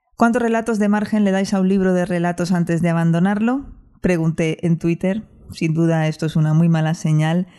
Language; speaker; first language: Spanish; non-native, local second language; Catalan